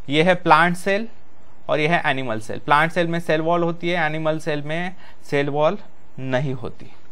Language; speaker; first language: Hindi; non-native, local second language; Marathi